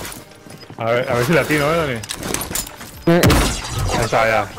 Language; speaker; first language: Spanish; early bilingual, heritage; English